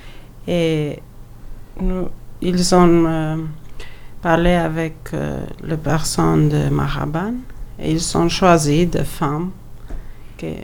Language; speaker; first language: French; non-native, learner; Albanian